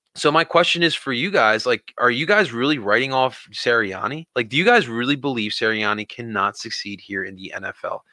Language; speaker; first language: English; native; English